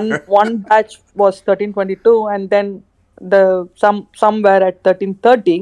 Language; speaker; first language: English; non-native, fluent; Khmer